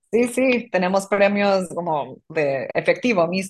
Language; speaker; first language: Spanish; non-native, fluent; English